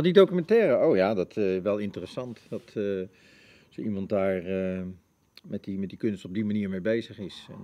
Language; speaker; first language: Dutch; native; Dutch